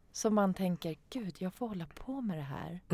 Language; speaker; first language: Swedish; non-native, fluent; Persian